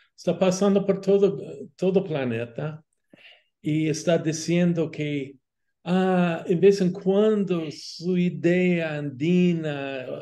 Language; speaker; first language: Portuguese; non-native, fluent; English